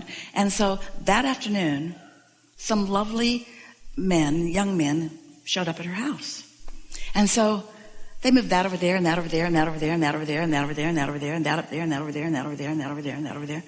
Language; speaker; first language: English; native; English